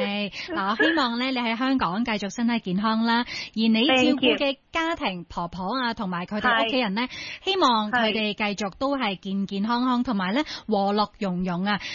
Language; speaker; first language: Cantonese; native; Cantonese